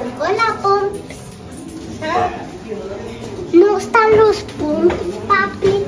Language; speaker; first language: Spanish; early bilingual, other home language; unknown